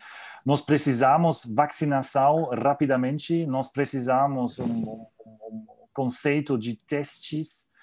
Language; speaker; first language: Portuguese; non-native, learner; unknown